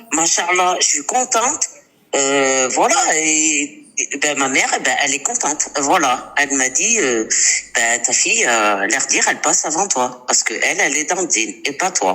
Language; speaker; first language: French; native; French